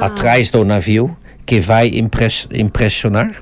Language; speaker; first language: Portuguese; non-native, fluent; Dutch